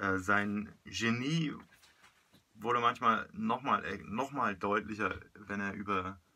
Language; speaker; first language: German; native; German